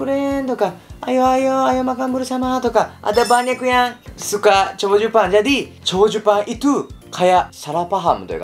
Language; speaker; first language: Indonesian; non-native, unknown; Japanese